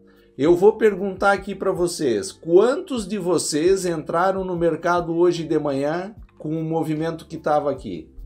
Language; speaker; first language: Portuguese; native; Portuguese